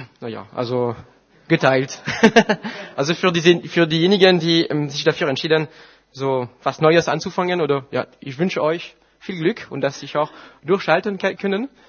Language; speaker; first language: German; non-native, fluent; French